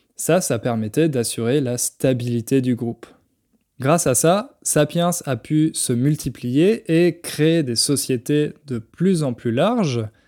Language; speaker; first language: French; native; French